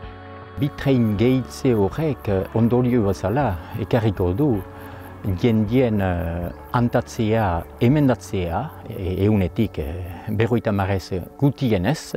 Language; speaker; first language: Basque; native; Basque